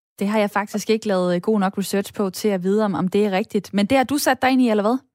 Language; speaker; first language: Danish; native; Danish